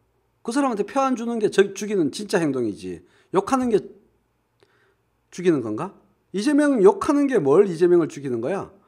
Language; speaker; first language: Korean; native; Korean